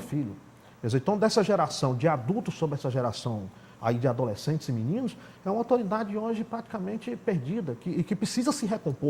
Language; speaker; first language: Portuguese; native; Portuguese